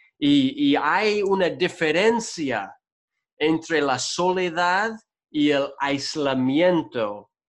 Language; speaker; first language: Spanish; non-native, fluent; English